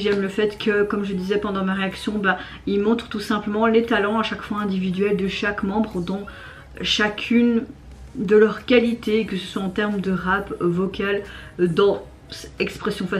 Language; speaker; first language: French; native; French